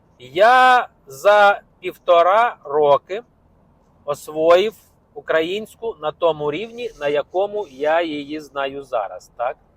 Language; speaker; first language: Ukrainian; non-native, local second language; Russian